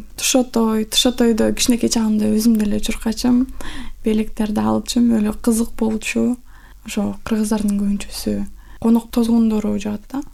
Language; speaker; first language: Kyrgyz; non-native, local second language; Russian